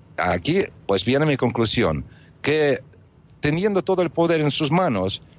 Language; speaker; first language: Spanish; non-native, fluent; Russian